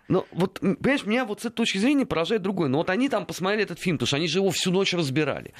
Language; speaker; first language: Russian; native; Russian